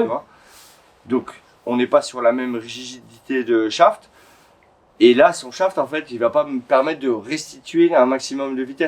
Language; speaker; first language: French; native; French